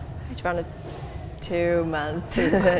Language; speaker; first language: English; non-native, learner; Chinese